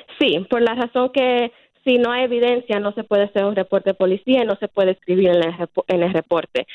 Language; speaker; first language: Spanish; early bilingual, heritage; Spanish